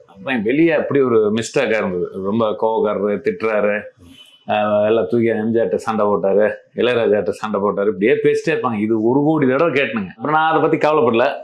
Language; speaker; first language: Tamil; non-native, local second language; Malayalam